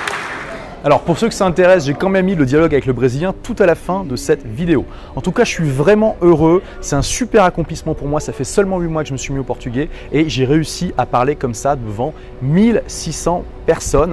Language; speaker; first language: French; native; French